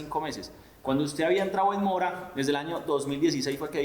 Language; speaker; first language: Spanish; native; Spanish